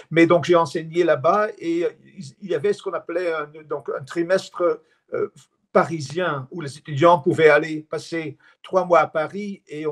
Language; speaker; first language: French; non-native, fluent; Dutch